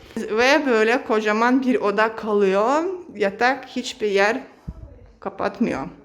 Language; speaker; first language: Turkish; non-native, fluent; Russian